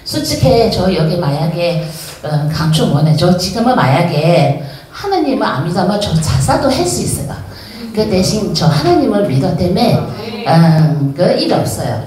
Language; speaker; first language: Korean; non-native, learner; Chinese